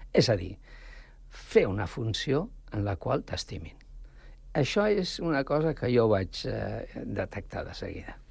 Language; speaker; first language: Catalan; non-native, local second language; Spanish